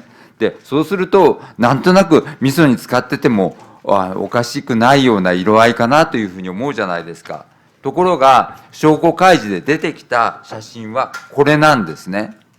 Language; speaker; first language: Japanese; native; Japanese